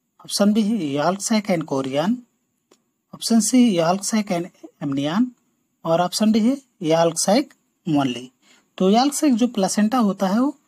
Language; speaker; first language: Hindi; native; Hindi